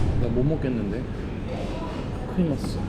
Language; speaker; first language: Korean; native; Korean